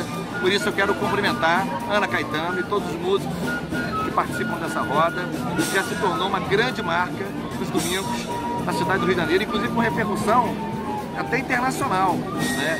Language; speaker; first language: Portuguese; native; Portuguese